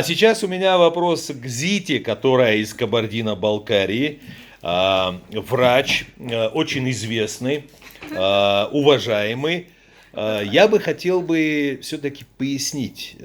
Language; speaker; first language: Russian; native; Russian